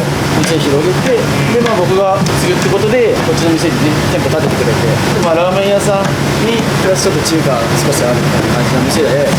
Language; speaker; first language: Japanese; native; Japanese